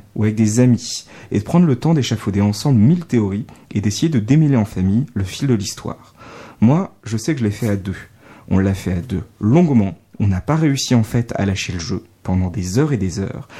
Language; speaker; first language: French; native; French